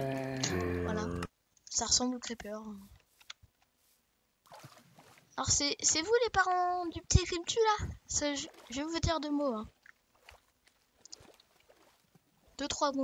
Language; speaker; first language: French; native; French